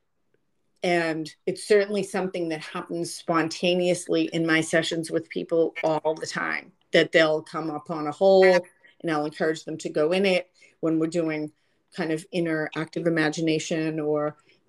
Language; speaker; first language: English; native; English